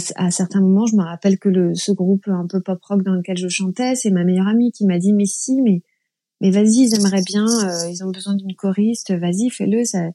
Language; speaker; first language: French; native; French